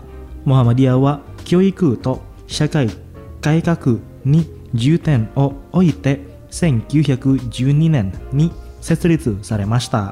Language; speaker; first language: Japanese; non-native, fluent; Indonesian